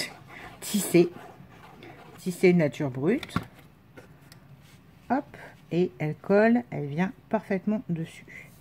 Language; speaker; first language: French; native; French